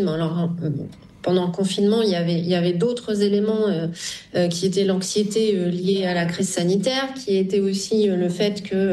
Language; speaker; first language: French; native; French